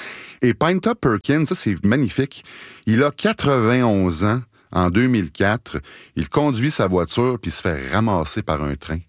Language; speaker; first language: French; native; French